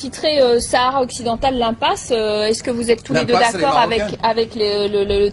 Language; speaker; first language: French; native; French